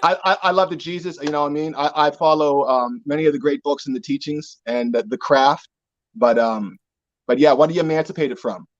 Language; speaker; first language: English; native; English